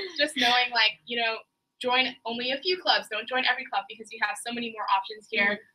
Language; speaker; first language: English; native; English